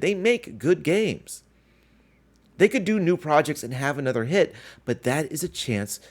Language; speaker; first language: English; native; English